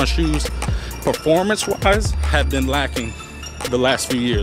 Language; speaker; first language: English; native; English